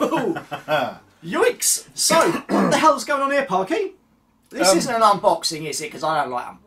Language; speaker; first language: English; native; English